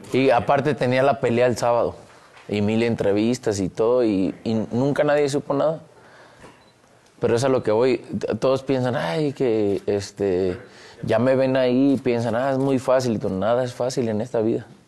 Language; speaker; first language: Spanish; native; Spanish